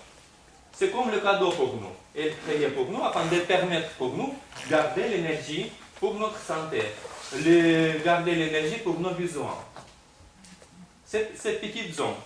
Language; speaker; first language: French; non-native, fluent; Russian